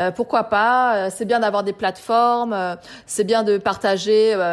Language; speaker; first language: French; native; French